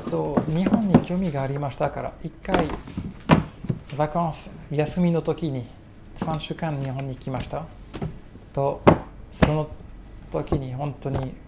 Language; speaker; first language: Japanese; non-native, learner; French